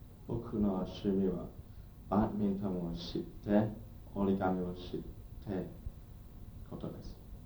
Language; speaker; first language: Japanese; non-native, learner; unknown